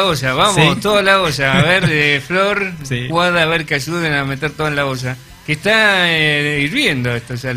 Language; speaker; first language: Spanish; native; Spanish